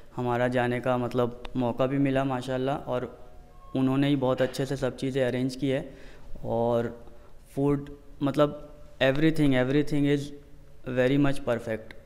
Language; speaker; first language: Hindi; non-native, local second language; Urdu